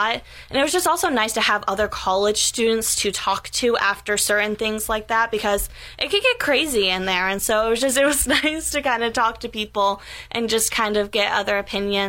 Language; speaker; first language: English; native; English